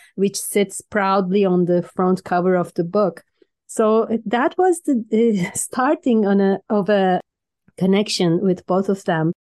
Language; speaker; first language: English; non-native, fluent; Turkish